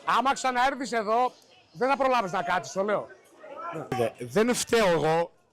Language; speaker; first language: Greek; native; Greek